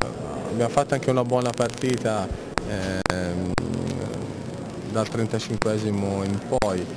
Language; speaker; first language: Italian; native; Italian